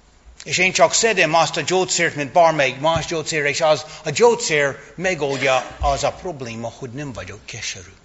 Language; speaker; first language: Hungarian; non-native, fluent; English